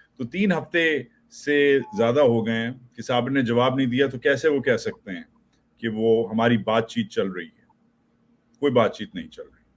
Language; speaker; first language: Urdu; native; Urdu